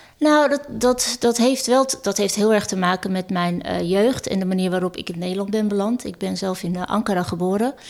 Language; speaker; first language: Dutch; early bilingual, other home language; Turkish